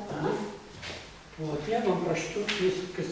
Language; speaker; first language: Russian; non-native, local second language; Tatar